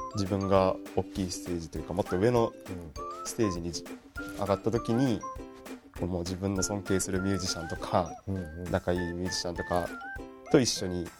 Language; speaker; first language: Japanese; native; Japanese